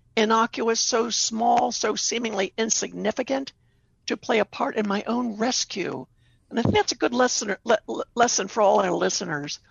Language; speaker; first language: English; native; English